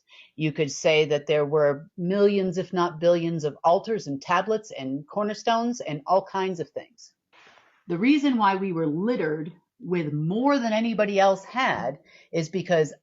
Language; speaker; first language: English; native; English